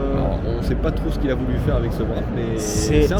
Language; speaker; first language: French; native; French